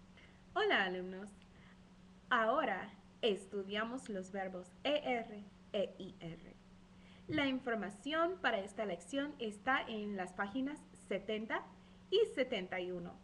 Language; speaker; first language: Spanish; non-native, fluent; English